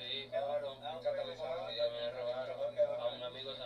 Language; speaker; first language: Spanish; native; Spanish